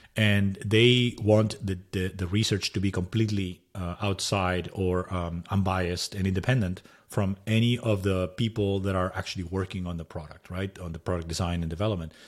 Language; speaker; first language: English; non-native, fluent; Spanish